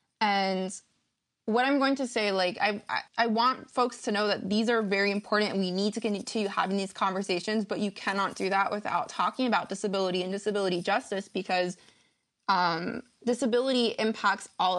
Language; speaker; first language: English; native; English